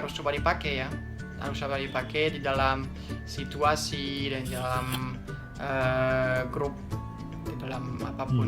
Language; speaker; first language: Indonesian; non-native, fluent; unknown